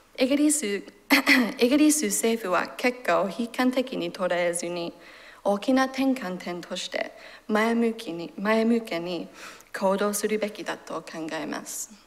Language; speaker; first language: Japanese; non-native, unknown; English